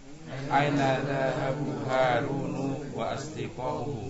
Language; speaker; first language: Arabic; non-native, learner; Indonesian